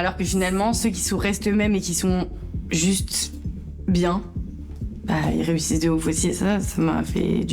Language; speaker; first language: French; native; French